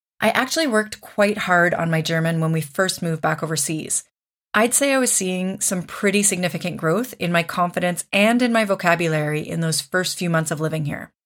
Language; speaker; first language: English; native; English